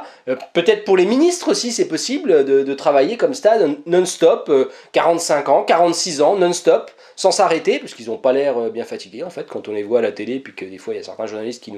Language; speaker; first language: French; native; French